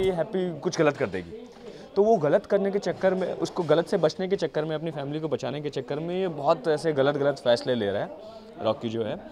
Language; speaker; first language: Hindi; native; Hindi